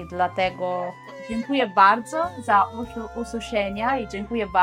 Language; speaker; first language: Polish; non-native, learner; Italian